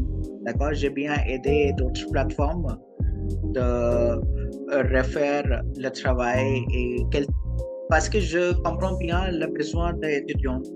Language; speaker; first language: French; non-native, local second language; Hindi